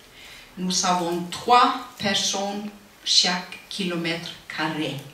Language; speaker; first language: French; non-native, fluent; Icelandic